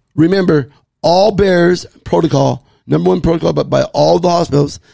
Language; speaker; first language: English; native; English